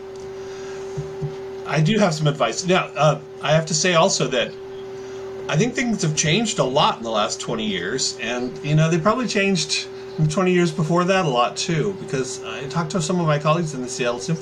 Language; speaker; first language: English; native; English